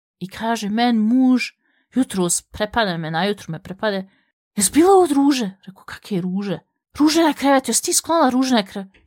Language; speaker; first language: Bosnian; early bilingual, heritage; Bosnian